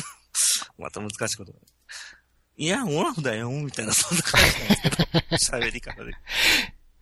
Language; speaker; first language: Japanese; native; Japanese